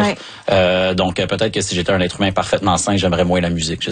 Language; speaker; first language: French; native; French